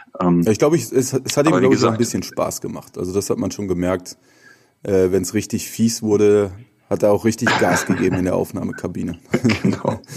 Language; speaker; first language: German; native; German